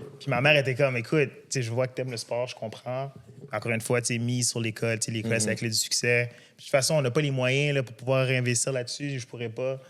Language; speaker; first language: French; early bilingual, other home language; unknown